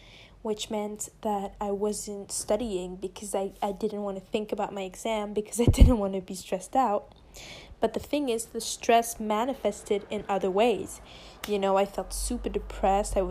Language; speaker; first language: English; non-native, fluent; French